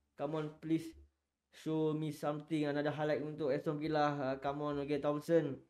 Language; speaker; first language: English; non-native, learner; Malay